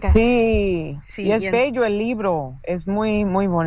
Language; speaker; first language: Spanish; non-native, fluent; English